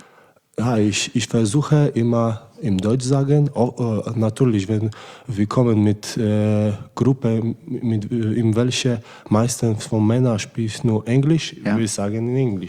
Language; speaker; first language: German; non-native, learner; Polish